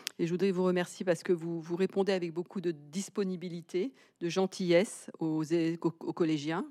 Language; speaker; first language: French; native; French